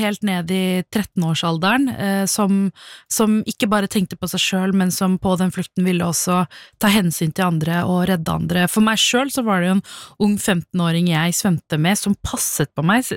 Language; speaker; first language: Norwegian; early bilingual, other home language; Tamil